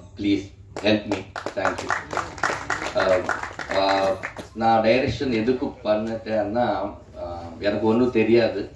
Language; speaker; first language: Tamil; non-native, learner; Telugu